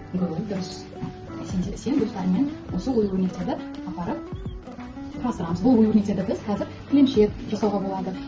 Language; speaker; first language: Kazakh; non-native, local second language; Uzbek